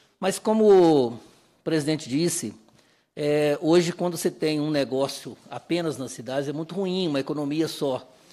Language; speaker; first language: Portuguese; native; Portuguese